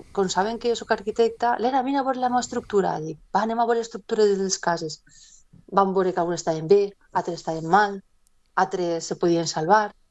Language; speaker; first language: Catalan; non-native, local second language; Spanish